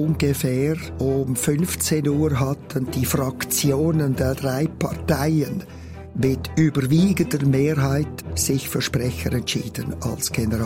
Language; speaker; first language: German; native; German